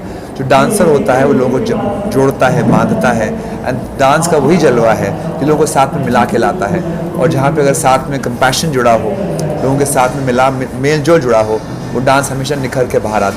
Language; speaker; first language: Hindi; native; Hindi